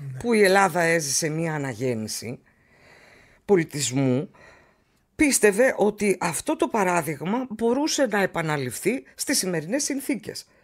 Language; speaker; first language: Greek; native; Greek